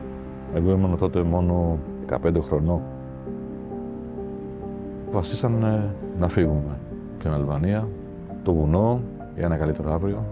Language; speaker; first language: Greek; non-native, fluent; Albanian